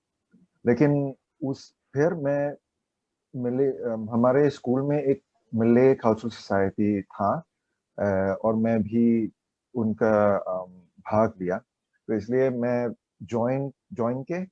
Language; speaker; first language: Hindi; non-native, learner; Chinese